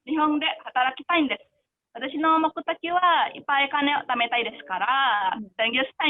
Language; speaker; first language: Japanese; non-native, learner; Indonesian